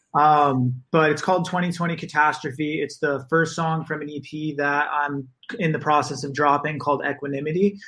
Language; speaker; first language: English; native; English